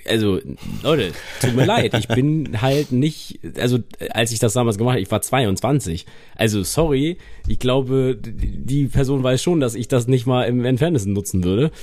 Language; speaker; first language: German; native; German